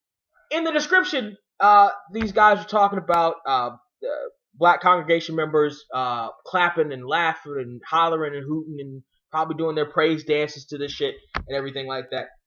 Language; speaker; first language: English; native; English